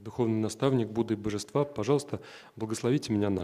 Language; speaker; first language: Russian; native; Russian